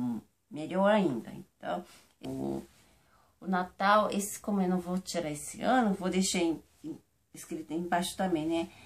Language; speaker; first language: Portuguese; non-native, fluent; Japanese